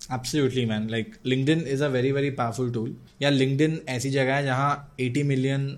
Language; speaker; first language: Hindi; non-native, local second language; Odia